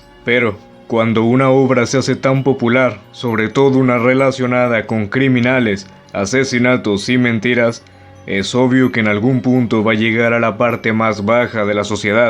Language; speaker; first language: Spanish; native; Spanish